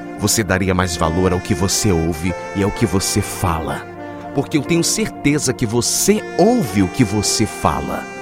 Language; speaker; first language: Portuguese; native; Portuguese